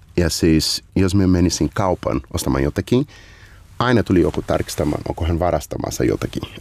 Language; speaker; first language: Finnish; non-native, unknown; Portuguese